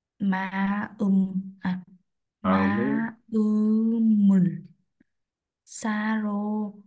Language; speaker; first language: Korean; non-native, learner; Vietnamese